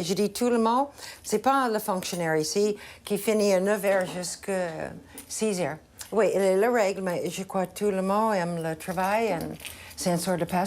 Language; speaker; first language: French; non-native, learner; English